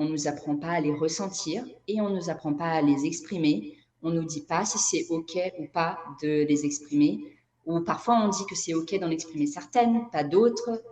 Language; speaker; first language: French; non-native, fluent; Portuguese